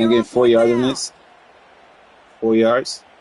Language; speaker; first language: English; native; English